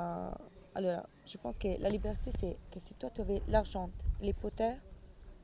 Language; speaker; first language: French; non-native, learner; Italian